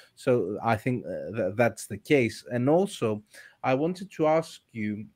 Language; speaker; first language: English; non-native, fluent; Greek